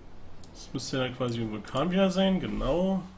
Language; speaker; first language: German; native; German